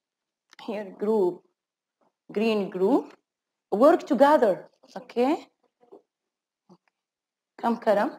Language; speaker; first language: English; non-native, fluent; Arabic